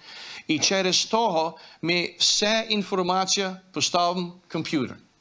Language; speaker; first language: Ukrainian; early bilingual, heritage; Ukrainian